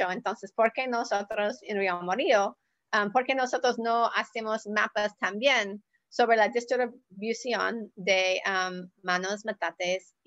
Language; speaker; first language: Spanish; non-native, learner; English